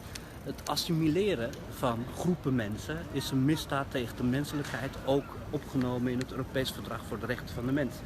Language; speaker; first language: Dutch; early bilingual, other home language; Turkish